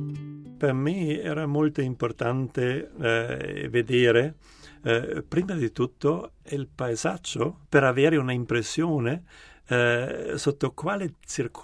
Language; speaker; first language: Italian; non-native, fluent; German